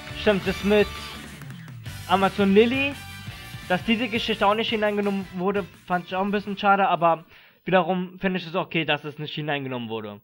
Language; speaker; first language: German; native; German